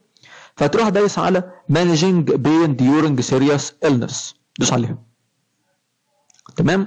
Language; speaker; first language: Arabic; native; Arabic